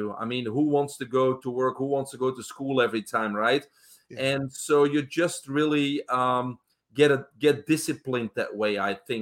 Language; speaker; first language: English; non-native, fluent; Dutch